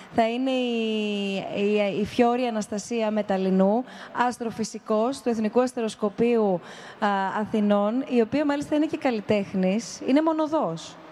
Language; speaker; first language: Greek; native; Greek